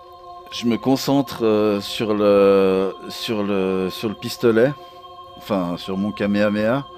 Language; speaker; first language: French; native; French